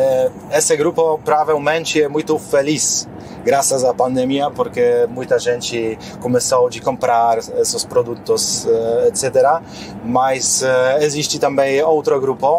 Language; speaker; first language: Portuguese; non-native, fluent; Polish